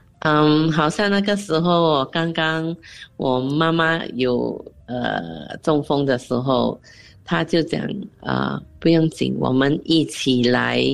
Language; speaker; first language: Chinese; non-native, local second language; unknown